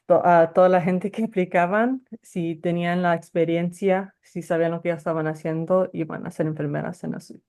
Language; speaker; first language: Spanish; early bilingual, heritage; Spanish